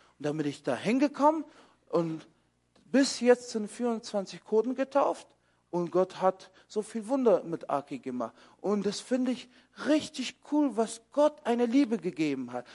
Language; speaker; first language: German; early bilingual, other home language; Kurdish